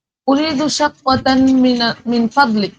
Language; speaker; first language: Arabic; non-native, learner; Bangla